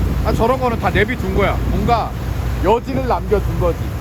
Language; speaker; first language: Korean; native; Korean